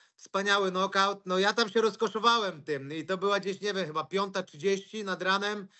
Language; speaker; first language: Polish; native; Polish